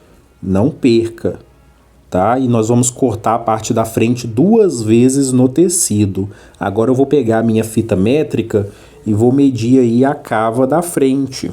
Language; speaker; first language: Portuguese; native; Portuguese